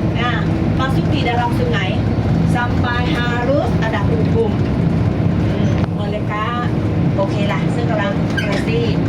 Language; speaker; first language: Indonesian; non-native, learner; Thai